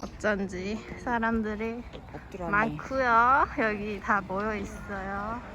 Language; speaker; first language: Korean; non-native, fluent; Chinese